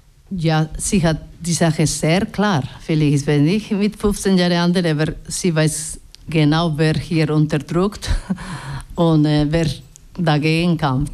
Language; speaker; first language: German; non-native, learner; Basque